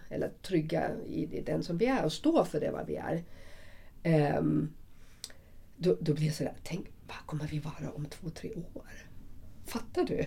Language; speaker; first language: Swedish; non-native, fluent; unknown